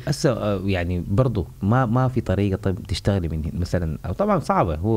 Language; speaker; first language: Arabic; native; Arabic